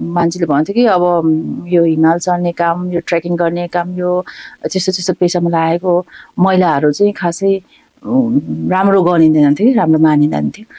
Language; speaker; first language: Nepali; non-native, local second language; Sherpa